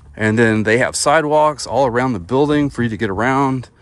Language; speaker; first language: English; native; English